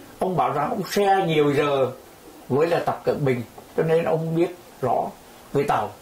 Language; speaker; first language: Vietnamese; native; Vietnamese